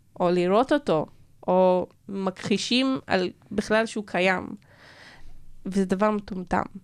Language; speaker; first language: Hebrew; non-native, local second language; Arabic